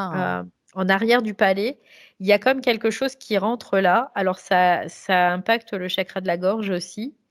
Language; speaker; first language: French; native; French